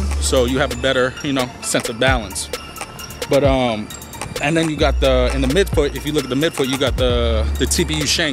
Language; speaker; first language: English; native; English